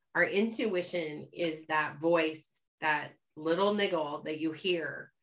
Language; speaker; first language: English; native; English